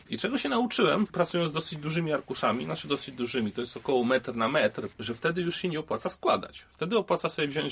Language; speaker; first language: Polish; native; Polish